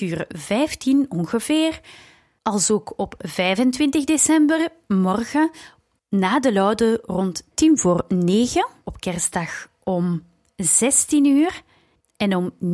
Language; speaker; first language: Dutch; native; Dutch